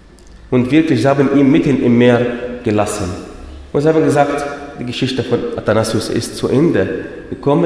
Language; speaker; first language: German; non-native, fluent; Arabic